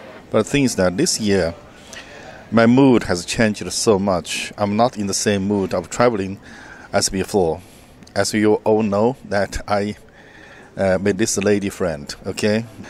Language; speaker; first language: English; non-native, fluent; Chinese